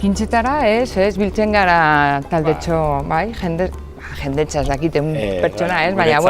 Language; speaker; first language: Basque; non-native, local second language; Spanish